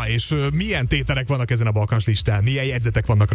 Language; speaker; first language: Hungarian; native; Hungarian